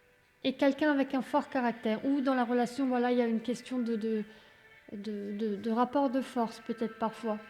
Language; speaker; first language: French; native; French